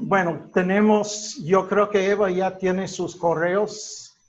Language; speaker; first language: Spanish; non-native, fluent; English